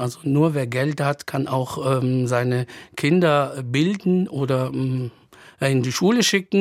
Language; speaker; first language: German; non-native, fluent; Arabic